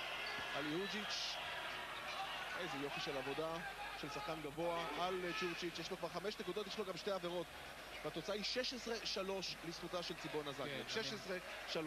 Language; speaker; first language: Hebrew; native; Hebrew